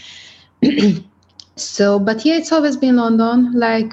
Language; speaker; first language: English; non-native, fluent; Hungarian